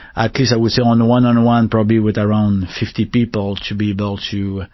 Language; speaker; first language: English; non-native, fluent; French